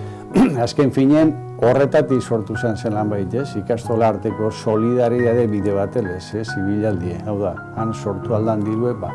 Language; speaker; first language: Basque; native; Basque